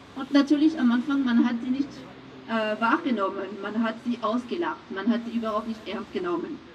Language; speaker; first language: German; non-native, fluent; French